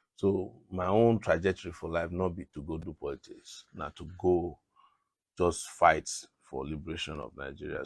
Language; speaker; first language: Nigerian Pidgin; non-native, local second language; Yoruba